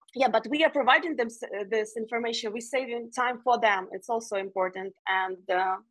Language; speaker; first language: English; non-native, fluent; Ukrainian